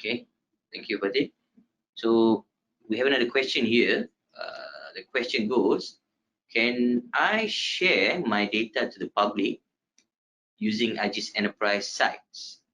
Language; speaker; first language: English; non-native, local second language; Malay